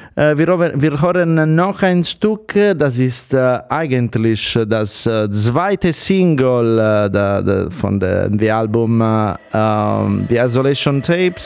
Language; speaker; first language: German; non-native, fluent; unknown